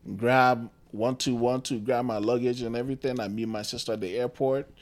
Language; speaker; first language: English; non-native, local second language; Akan